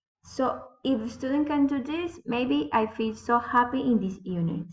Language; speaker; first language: English; non-native, learner; Spanish